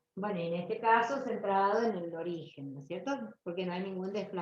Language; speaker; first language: Spanish; native; Spanish